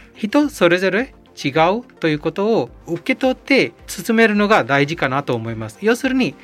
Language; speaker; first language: Japanese; non-native, fluent; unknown